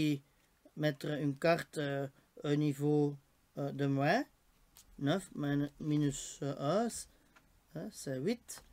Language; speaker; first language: French; non-native, local second language; Dutch